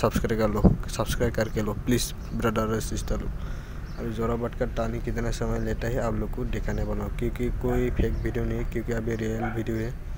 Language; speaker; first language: Hindi; non-native, local second language; Assamese